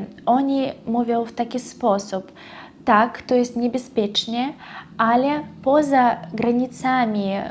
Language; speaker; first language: Polish; non-native, fluent; Russian